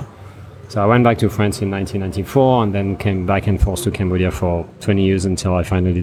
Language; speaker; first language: English; non-native, fluent; French